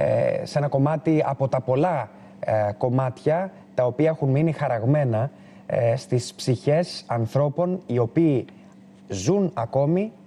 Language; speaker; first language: Greek; native; Greek